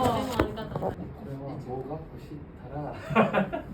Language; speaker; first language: Japanese; non-native, learner; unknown